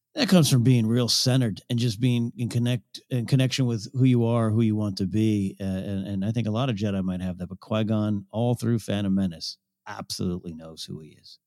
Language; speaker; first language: English; early bilingual, other home language; Ukrainian